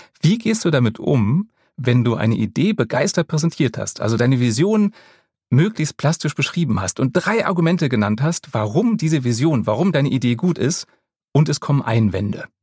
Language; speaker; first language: German; native; German